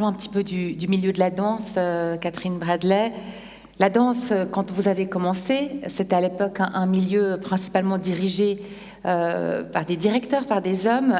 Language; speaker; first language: French; native; French